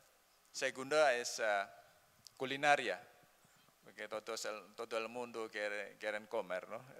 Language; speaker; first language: Spanish; non-native, learner; Indonesian